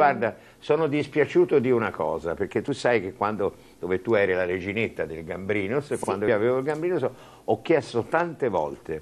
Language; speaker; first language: Italian; native; Italian